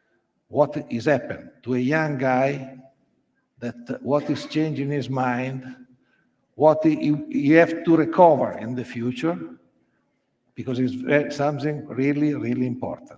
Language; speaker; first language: English; non-native, learner; Italian